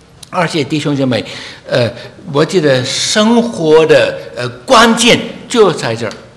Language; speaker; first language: Chinese; non-native, fluent; English